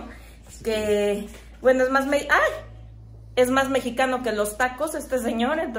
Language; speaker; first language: Spanish; native; Spanish